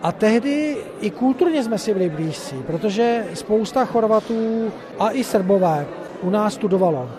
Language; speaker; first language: Czech; native; Czech